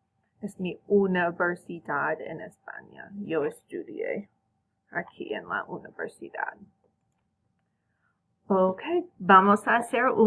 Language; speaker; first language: Spanish; non-native, fluent; English